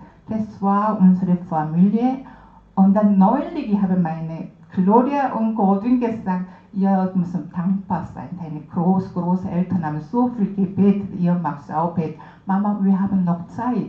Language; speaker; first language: German; non-native, learner; Korean